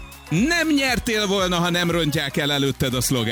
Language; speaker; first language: Hungarian; native; Hungarian